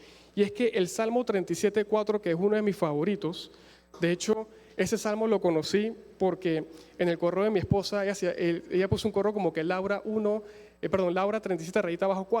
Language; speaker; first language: Spanish; native; Spanish